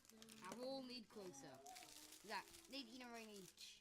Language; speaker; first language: Welsh; non-native, local second language; English